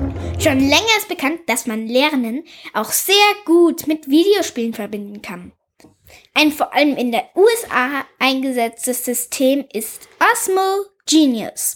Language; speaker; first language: German; native; German